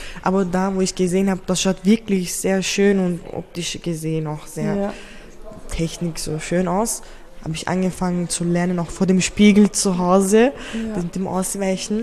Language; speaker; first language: German; early bilingual, other home language; Turkish